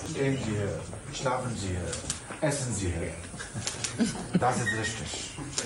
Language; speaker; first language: German; non-native, learner; Punjabi